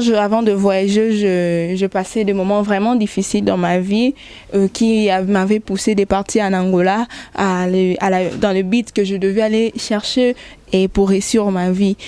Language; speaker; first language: French; non-native, local second language; Lingala